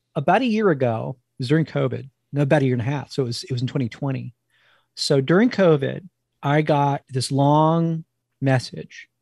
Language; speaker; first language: English; native; English